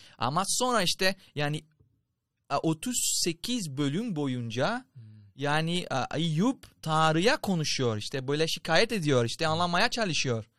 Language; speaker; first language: Turkish; non-native, fluent; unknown